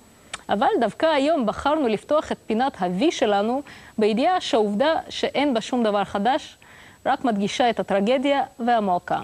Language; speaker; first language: Hebrew; non-native, local second language; Russian